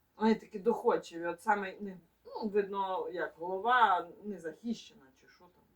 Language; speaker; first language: Ukrainian; native; Ukrainian